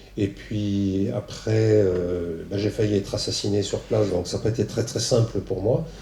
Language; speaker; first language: French; native; French